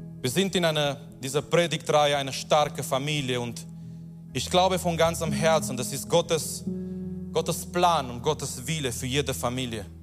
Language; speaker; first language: German; non-native, fluent; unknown